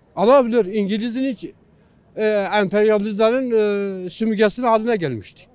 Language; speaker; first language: Turkish; non-native, local second language; Kurdish